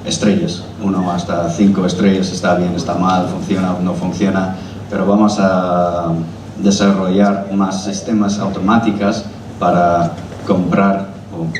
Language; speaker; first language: Spanish; non-native, learner; English